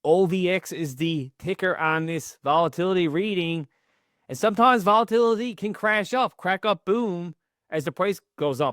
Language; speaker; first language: English; native; English